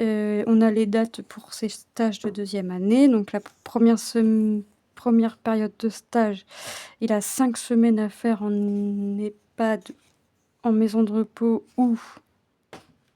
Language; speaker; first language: French; native; French